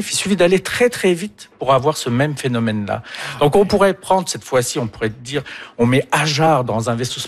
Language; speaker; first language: French; native; French